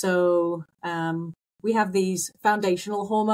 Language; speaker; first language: English; native; English